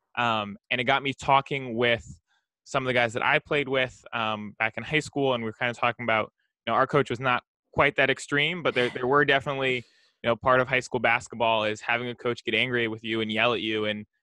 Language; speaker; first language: English; native; English